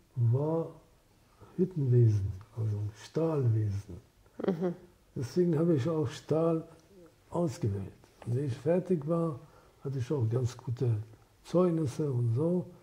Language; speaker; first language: German; non-native, fluent; Persian